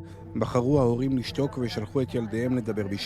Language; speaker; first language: Hebrew; native; Hebrew